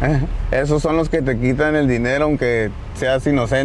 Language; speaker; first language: Spanish; native; Spanish